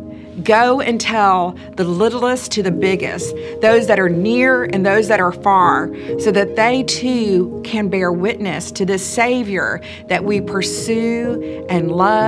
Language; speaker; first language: English; native; English